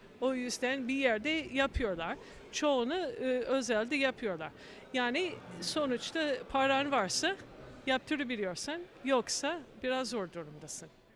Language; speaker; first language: Turkish; non-native, fluent; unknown